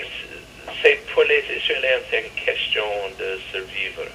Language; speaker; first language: French; non-native, fluent; English